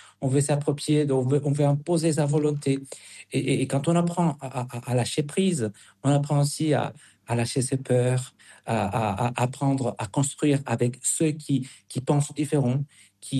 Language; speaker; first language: French; non-native, fluent; Spanish